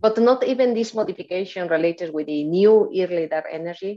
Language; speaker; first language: English; non-native, fluent; Spanish